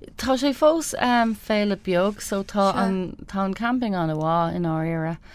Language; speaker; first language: Irish; non-native, local second language; English